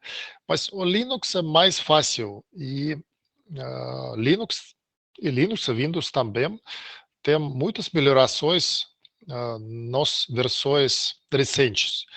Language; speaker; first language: Portuguese; non-native, learner; Russian